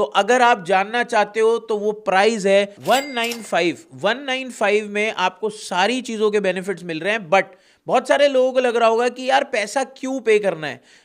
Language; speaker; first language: Hindi; native; Hindi